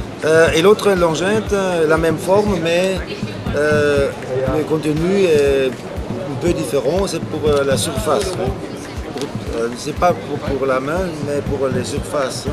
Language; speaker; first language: French; non-native, fluent; German